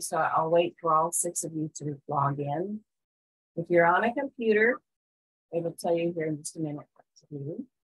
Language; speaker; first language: English; native; English